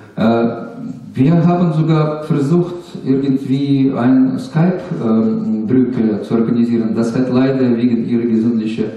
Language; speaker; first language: German; non-native, learner; Russian